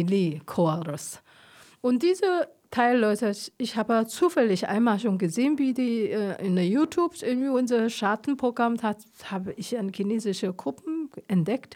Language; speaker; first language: German; non-native, fluent; Chinese